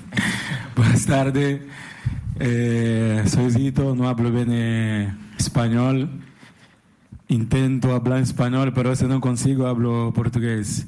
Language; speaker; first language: Spanish; non-native, learner; Portuguese